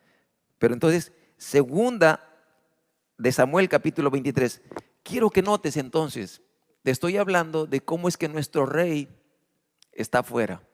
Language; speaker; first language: Spanish; native; Spanish